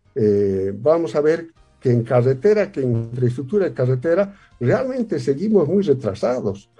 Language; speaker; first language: Spanish; native; Spanish